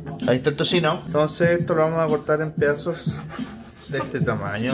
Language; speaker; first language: Spanish; native; Spanish